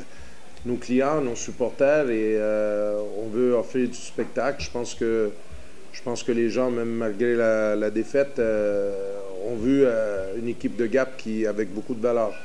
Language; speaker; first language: French; native; French